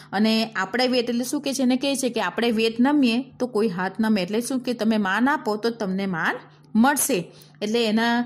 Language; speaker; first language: Gujarati; native; Gujarati